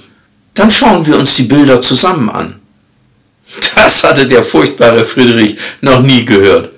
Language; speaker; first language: German; native; German